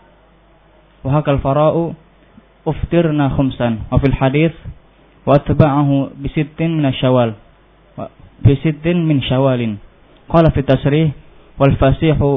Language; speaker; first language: Arabic; non-native, fluent; Indonesian